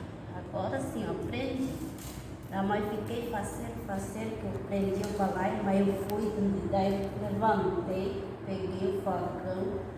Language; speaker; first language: Portuguese; non-native, local second language; Guarani